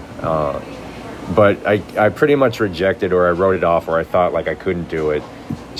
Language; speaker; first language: English; native; English